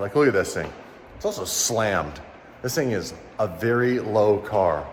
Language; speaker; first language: English; native; English